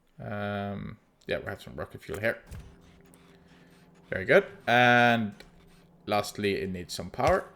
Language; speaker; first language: English; non-native, fluent; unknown